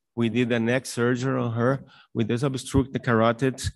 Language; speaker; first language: English; non-native, fluent; Portuguese